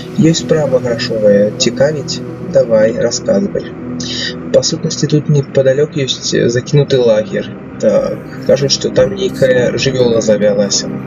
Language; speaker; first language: Belarusian; non-native, local second language; Russian